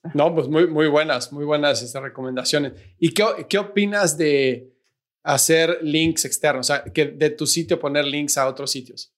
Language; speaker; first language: Spanish; native; Spanish